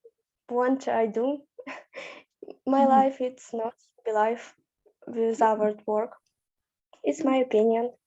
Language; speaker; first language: English; non-native, learner; Ukrainian